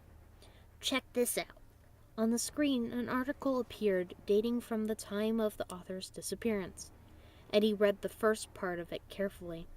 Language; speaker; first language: English; native; English